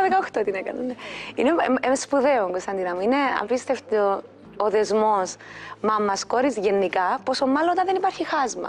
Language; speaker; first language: Greek; native; Greek